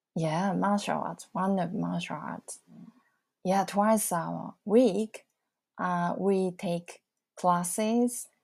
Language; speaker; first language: English; non-native, fluent; Japanese